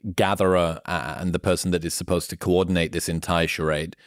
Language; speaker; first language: English; native; English